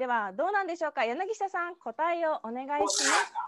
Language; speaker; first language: Japanese; native; Japanese